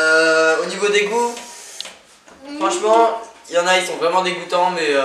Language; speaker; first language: French; native; French